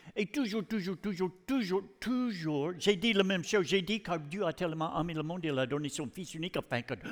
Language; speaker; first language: French; non-native, learner; English